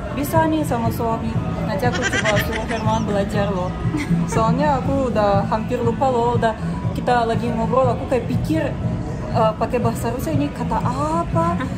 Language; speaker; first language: Indonesian; non-native, fluent; Russian